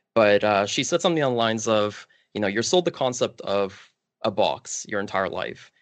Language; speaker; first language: English; early bilingual, other home language; Polish